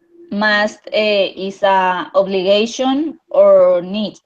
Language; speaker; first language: English; non-native, learner; Spanish